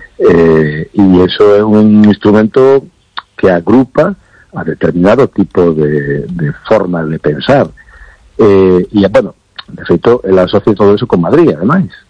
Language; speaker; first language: Galician; non-native, local second language; Spanish